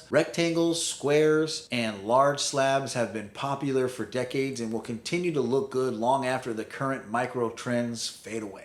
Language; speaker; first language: English; native; English